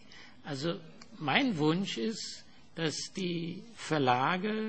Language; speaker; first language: German; non-native, fluent; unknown